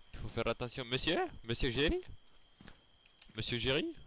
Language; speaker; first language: French; native; French